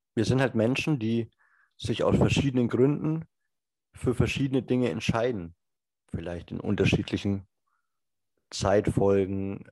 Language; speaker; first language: German; native; German